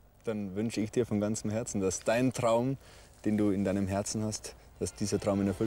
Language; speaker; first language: German; native; German